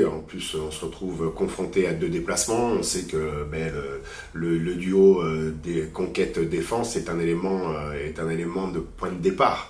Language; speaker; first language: French; native; French